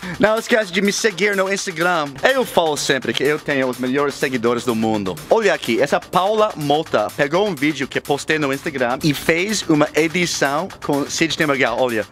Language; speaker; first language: Portuguese; non-native, fluent; English